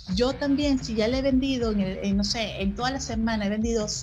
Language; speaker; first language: Spanish; native; Spanish